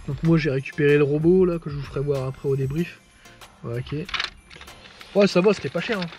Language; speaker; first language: French; native; French